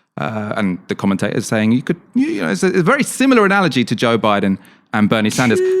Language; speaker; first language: English; native; English